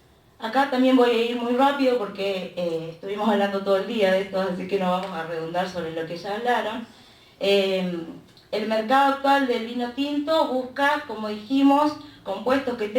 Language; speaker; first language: Spanish; native; Spanish